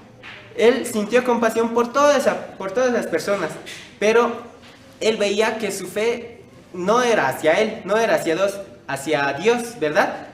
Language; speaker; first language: Spanish; native; Spanish